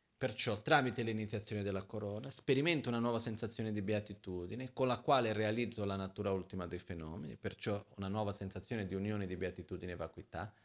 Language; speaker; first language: Italian; non-native, fluent; Portuguese